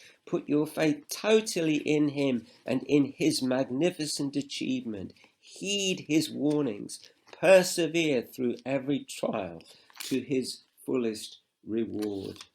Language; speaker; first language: English; native; English